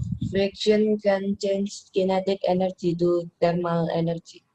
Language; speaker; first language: English; non-native, learner; Indonesian